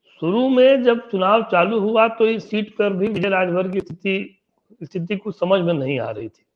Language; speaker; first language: Hindi; native; Hindi